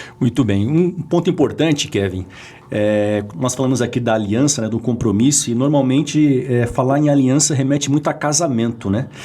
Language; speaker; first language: Portuguese; native; Portuguese